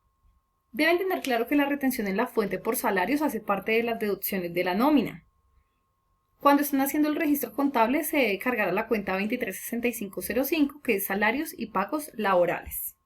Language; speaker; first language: Spanish; native; Spanish